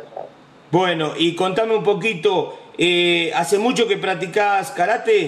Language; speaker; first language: Spanish; native; Spanish